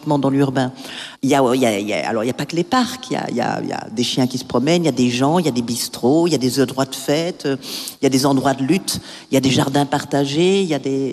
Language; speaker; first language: French; native; French